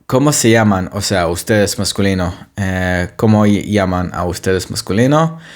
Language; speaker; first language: Spanish; non-native, fluent; Hebrew